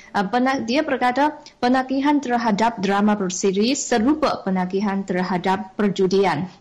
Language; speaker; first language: Malay; non-native, fluent; Chinese